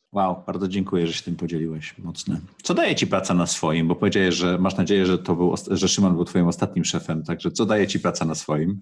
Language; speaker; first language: Polish; native; Polish